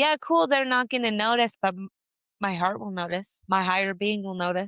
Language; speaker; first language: English; native; English